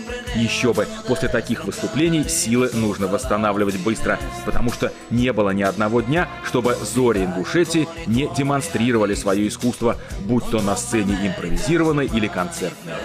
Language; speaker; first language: Russian; native; Russian